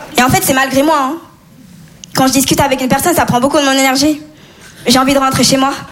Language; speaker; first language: French; early bilingual, other home language; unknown